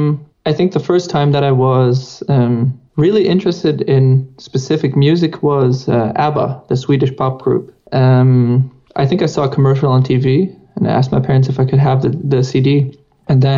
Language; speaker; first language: English; non-native, fluent; Dutch